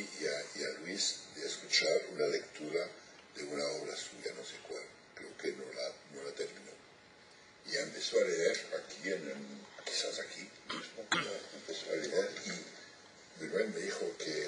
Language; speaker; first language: Spanish; non-native, fluent; French